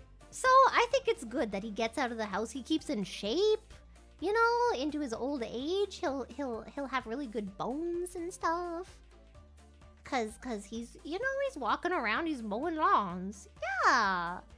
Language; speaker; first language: English; native; English